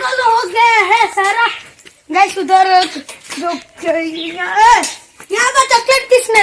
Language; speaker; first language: Hindi; non-native, local second language; Odia